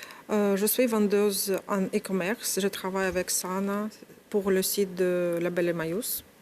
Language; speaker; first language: French; non-native, learner; Ukrainian